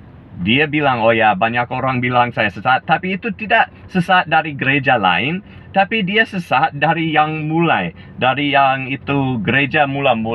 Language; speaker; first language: Indonesian; non-native, fluent; English